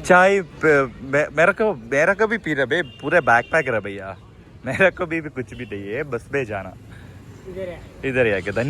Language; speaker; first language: Hindi; non-native, local second language; Malayalam